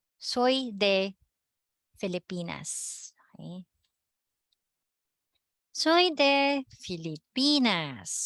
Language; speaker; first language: Spanish; non-native, fluent; Filipino